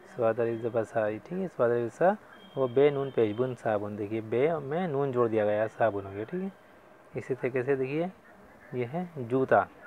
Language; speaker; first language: Hindi; native; Hindi